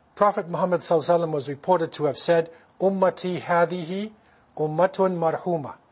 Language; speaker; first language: English; native; English